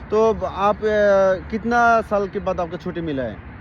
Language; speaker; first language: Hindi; non-native, learner; Bangla